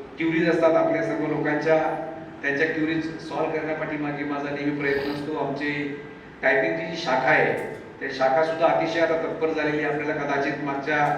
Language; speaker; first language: Marathi; native; Marathi